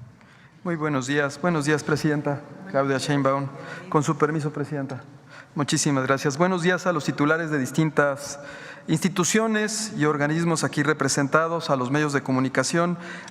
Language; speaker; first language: Spanish; native; Spanish